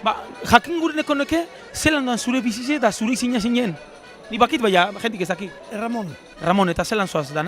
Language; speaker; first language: Basque; native; Basque